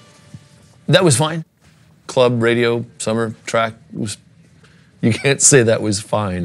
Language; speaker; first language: English; native; English